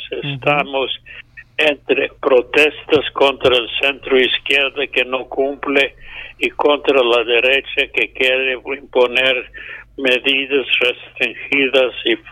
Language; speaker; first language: Spanish; non-native, fluent; English